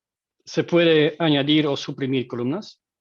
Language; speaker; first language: Spanish; non-native, fluent; Dutch